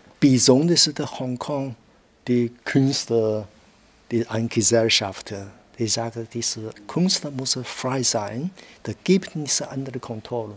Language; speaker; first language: German; non-native, learner; Chinese